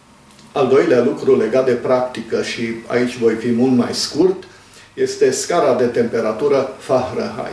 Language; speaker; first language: Romanian; native; Romanian